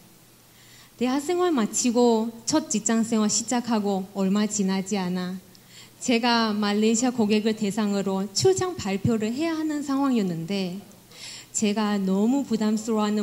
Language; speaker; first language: Korean; non-native, fluent; Chinese